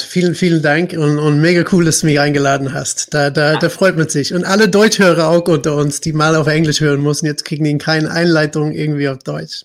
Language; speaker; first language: German; non-native, fluent; English